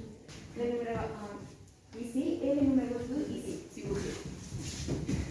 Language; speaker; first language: French; non-native, learner; Spanish